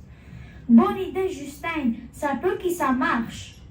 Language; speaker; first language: French; non-native, learner; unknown